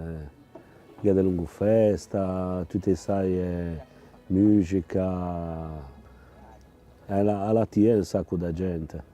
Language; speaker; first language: Italian; non-native, local second language; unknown